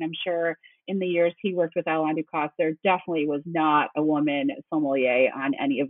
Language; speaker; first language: English; native; English